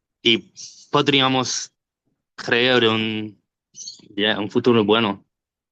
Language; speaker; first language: Spanish; non-native, learner; English